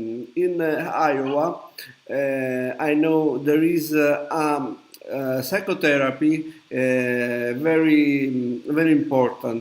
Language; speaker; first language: English; non-native, learner; Italian